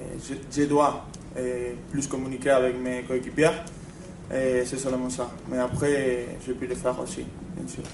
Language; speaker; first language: French; non-native, fluent; Spanish